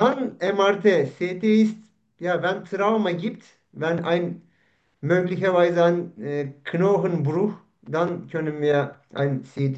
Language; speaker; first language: German; non-native, learner; Turkish